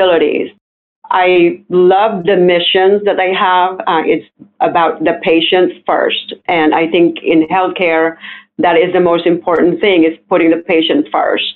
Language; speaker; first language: English; non-native, local second language; Filipino